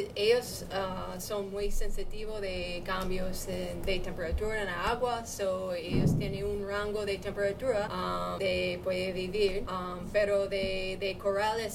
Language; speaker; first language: Spanish; non-native, learner; English